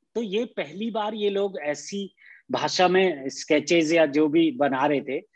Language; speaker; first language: Hindi; native; Hindi